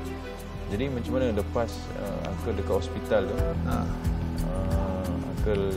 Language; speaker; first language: Malay; native; Malay